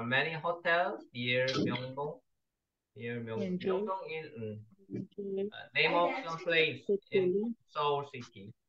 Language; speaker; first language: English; non-native, learner; Korean